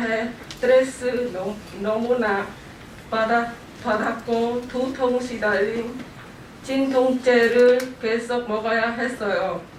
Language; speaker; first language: Korean; non-native, learner; Khmer